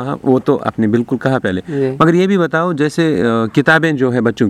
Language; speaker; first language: Hindi; native; Hindi